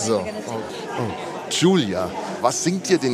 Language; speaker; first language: German; native; German